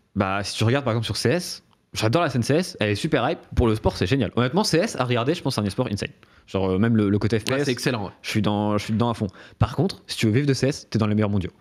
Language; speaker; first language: French; native; French